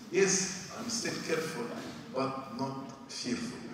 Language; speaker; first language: English; non-native, fluent; Arabic